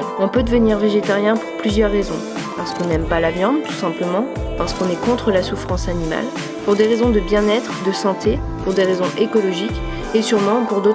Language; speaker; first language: French; native; French